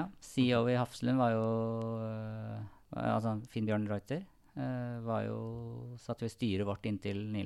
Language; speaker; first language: Norwegian; native; Norwegian